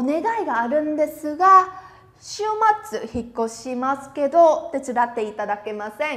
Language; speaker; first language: Japanese; non-native, fluent; Vietnamese